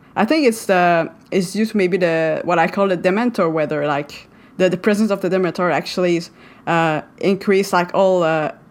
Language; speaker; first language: English; non-native, fluent; French